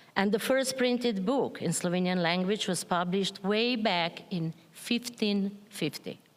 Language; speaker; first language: English; non-native, fluent; Slovenian